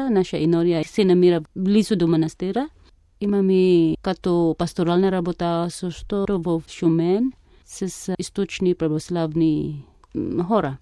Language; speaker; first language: Bulgarian; non-native, fluent; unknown